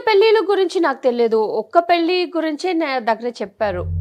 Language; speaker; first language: Telugu; non-native, local second language; Tamil